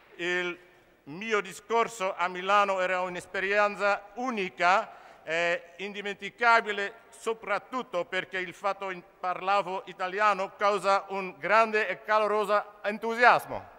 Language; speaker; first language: Italian; non-native, fluent; Dutch